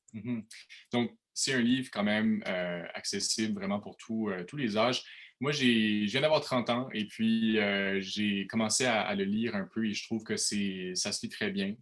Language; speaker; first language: French; native; French